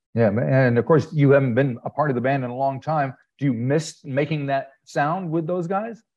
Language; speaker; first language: English; native; English